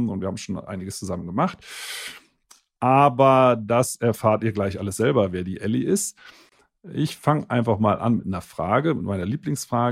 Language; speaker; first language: German; native; German